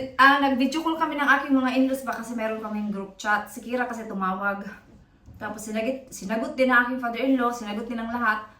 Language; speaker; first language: Filipino; non-native, local second language; Cebuano